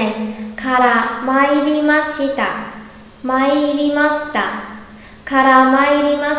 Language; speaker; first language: Japanese; non-native, fluent; Vietnamese